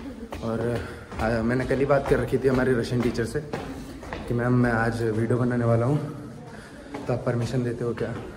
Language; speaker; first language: Hindi; native; Hindi